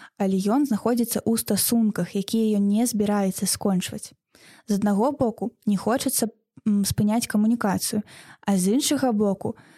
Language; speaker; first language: Belarusian; non-native, local second language; Russian